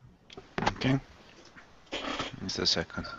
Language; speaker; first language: English; non-native, learner; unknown